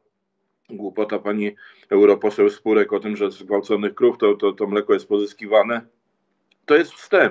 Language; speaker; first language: Polish; native; Polish